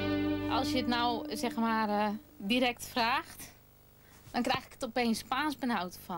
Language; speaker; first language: Dutch; native; Dutch